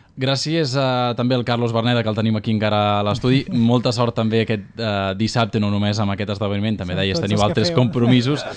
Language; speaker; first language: Catalan; native; Catalan